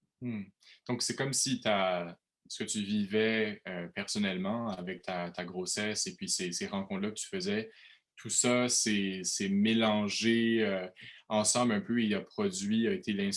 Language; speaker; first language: French; native; French